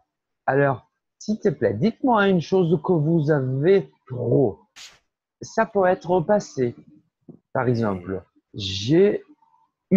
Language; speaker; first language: French; non-native, fluent; Portuguese